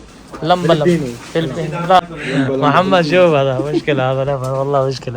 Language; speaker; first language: Arabic; non-native, learner; Urdu